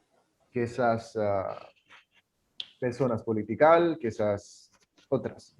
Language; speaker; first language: Spanish; non-native, learner; English